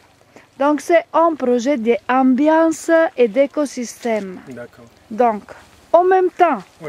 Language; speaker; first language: French; non-native, learner; Italian